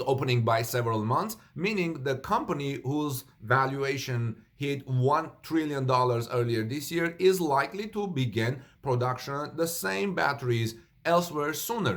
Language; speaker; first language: English; non-native, fluent; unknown